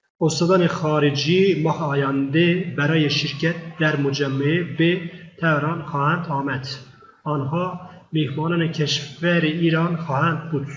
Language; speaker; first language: Persian; non-native, fluent; Turkish